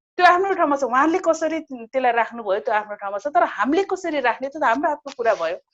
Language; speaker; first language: Nepali; non-native, local second language; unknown